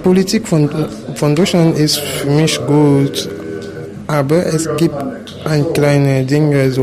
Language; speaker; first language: German; non-native, learner; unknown